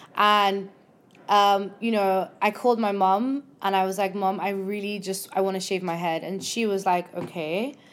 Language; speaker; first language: English; non-native, local second language; Yoruba